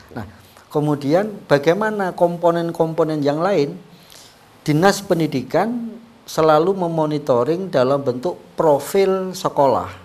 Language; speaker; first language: Indonesian; non-native, local second language; Javanese